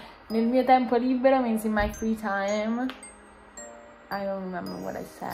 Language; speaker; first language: English; non-native, fluent; Italian